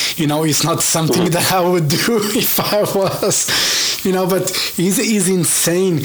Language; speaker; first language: English; non-native, fluent; Portuguese